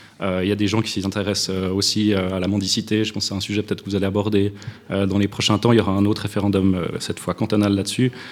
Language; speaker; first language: French; native; French